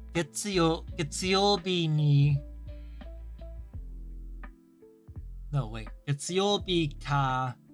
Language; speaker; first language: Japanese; non-native, learner; English